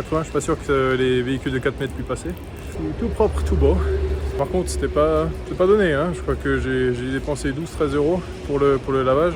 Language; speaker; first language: French; native; French